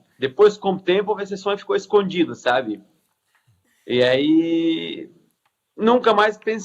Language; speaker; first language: Portuguese; non-native, fluent; Arabic